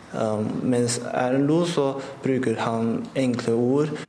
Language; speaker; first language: Norwegian; non-native, learner; Chinese